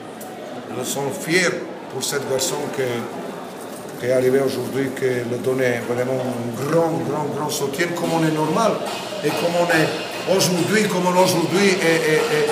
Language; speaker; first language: French; non-native, learner; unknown